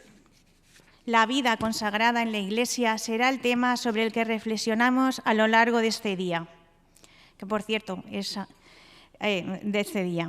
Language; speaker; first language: Spanish; native; Spanish